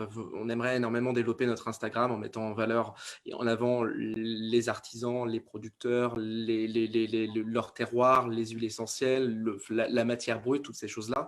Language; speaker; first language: French; native; French